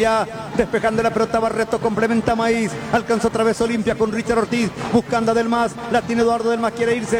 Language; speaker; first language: Spanish; native; Spanish